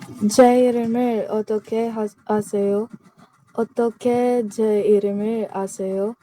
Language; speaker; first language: Korean; non-native, learner; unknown